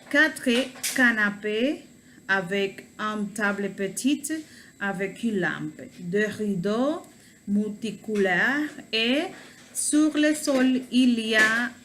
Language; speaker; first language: French; non-native, learner; Spanish